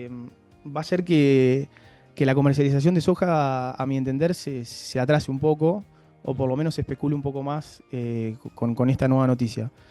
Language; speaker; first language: Spanish; native; Spanish